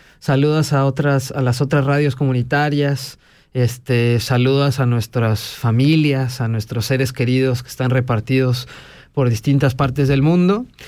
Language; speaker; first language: Spanish; native; Spanish